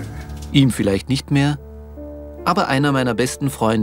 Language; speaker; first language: German; native; German